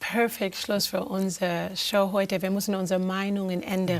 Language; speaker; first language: German; non-native, fluent; English